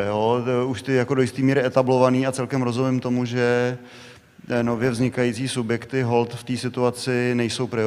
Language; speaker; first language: Czech; native; Czech